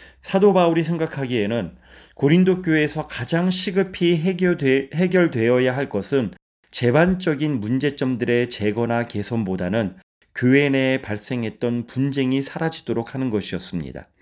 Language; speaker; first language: Korean; native; Korean